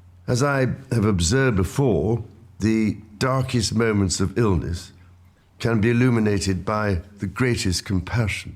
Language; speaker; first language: English; native; English